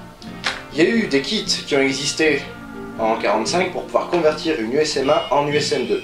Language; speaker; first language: French; native; French